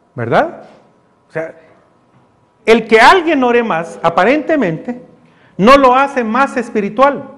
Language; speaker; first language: Spanish; native; Spanish